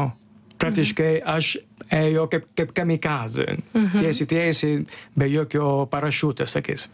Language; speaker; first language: Lithuanian; non-native, learner; Italian